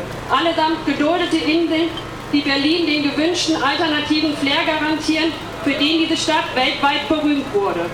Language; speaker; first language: German; native; German